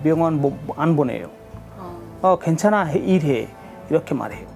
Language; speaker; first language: Korean; non-native, learner; Bangla